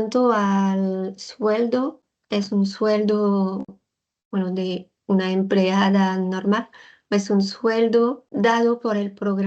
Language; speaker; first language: Spanish; non-native, fluent; French